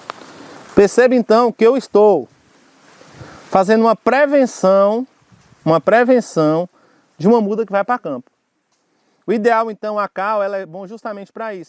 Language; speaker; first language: Portuguese; native; Portuguese